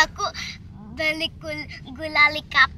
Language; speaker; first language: Indonesian; early bilingual, heritage; Indonesian